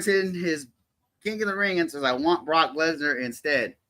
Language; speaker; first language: English; native; English